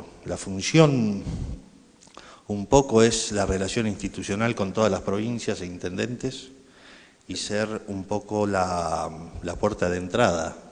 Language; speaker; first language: Spanish; native; Spanish